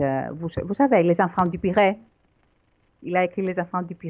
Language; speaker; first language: French; non-native, learner; Greek